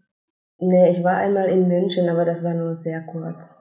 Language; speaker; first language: German; non-native, fluent; Indonesian